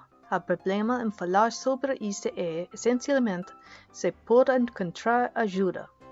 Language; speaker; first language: Portuguese; non-native, learner; English